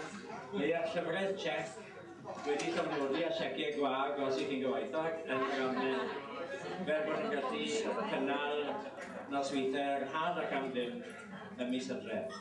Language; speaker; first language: Welsh; native; Welsh